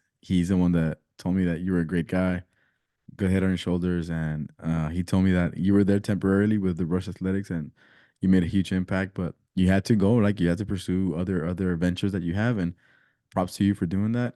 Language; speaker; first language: English; early bilingual, other home language; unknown